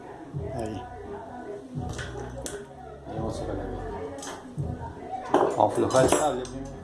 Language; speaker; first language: Spanish; native; Spanish